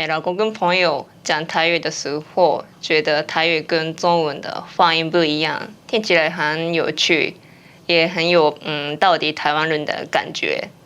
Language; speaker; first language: Chinese; non-native, fluent; Japanese